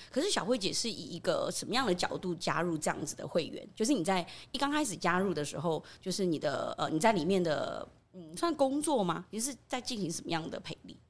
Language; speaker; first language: Chinese; early bilingual, other home language; Burmese